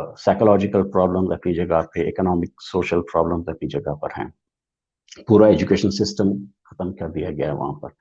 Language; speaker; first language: Urdu; non-native, local second language; Baluchi